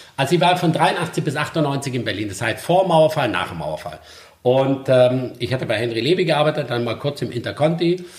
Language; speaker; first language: German; native; German